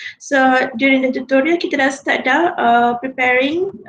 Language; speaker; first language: English; non-native, local second language; Malay